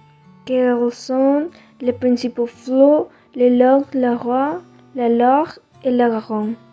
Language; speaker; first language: French; non-native, learner; Spanish